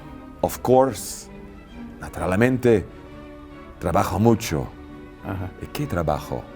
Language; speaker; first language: Spanish; non-native, learner; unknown